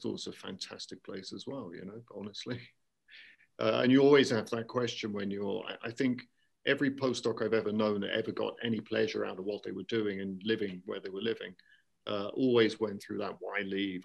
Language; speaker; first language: English; native; English